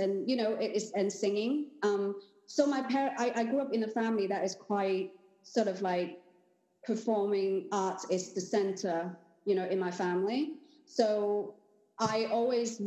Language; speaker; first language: English; non-native, local second language; Cantonese